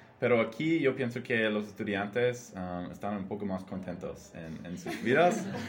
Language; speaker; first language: Spanish; non-native, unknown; English